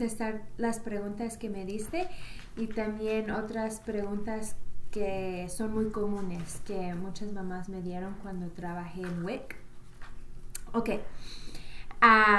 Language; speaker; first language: Spanish; early bilingual, heritage; Spanish